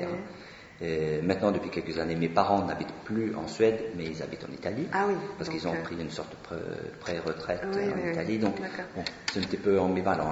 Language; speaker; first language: French; non-native, fluent; Swedish